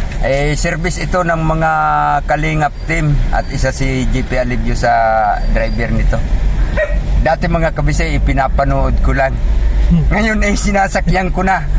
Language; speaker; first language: Filipino; non-native, local second language; Cebuano